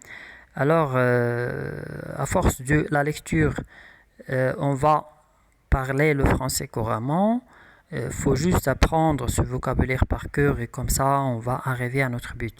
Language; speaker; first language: French; non-native, local second language; Arabic